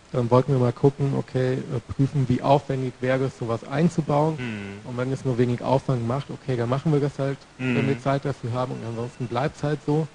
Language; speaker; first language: German; native; German